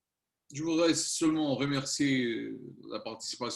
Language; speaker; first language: French; non-native, learner; Spanish